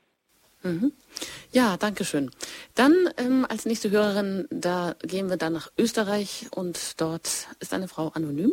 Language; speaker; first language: German; native; German